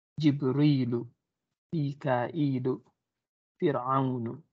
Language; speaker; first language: Arabic; non-native, learner; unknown